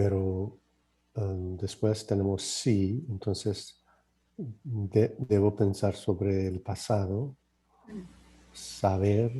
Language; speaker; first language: Spanish; non-native, learner; English